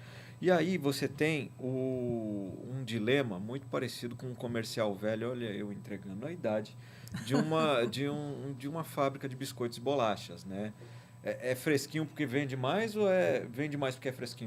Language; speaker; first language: Portuguese; native; Portuguese